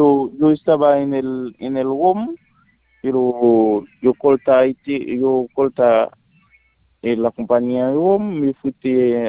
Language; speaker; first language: Spanish; non-native, learner; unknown